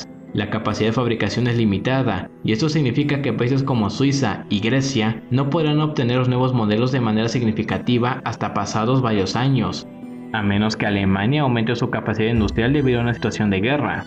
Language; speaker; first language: Spanish; native; Spanish